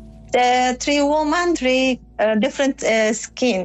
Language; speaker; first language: English; non-native, learner; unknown